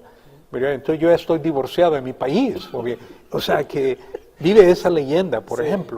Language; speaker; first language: Spanish; native; Spanish